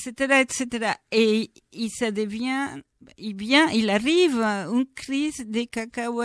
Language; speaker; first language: French; non-native, fluent; Spanish